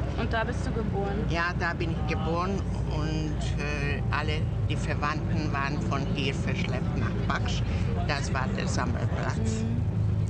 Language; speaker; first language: German; non-native, fluent; Hungarian